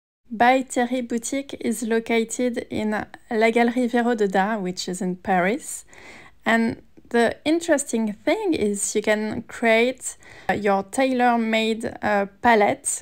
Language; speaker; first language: English; non-native, fluent; French